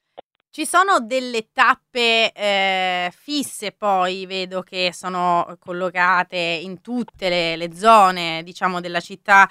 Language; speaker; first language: Italian; native; Italian